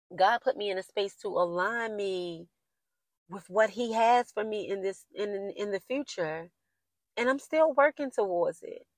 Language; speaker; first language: English; native; English